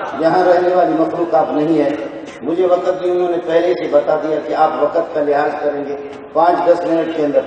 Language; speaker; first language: Urdu; non-native, local second language; Brahui